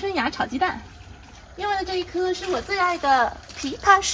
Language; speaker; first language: Chinese; native; Chinese